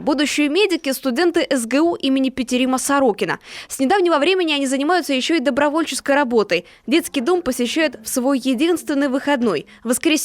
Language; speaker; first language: Russian; native; Russian